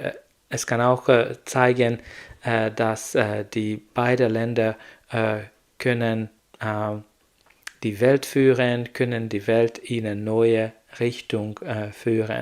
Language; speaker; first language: German; non-native, learner; Hungarian